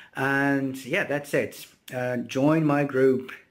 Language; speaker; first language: English; non-native, fluent; Portuguese